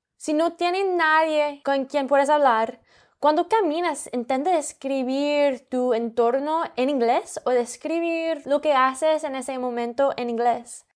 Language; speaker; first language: Spanish; non-native, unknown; English